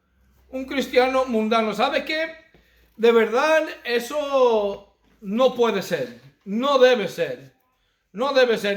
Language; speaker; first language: Spanish; non-native, fluent; English